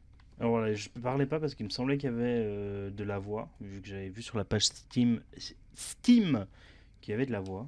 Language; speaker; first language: French; native; French